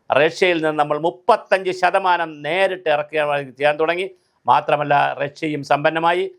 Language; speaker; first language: Malayalam; native; Malayalam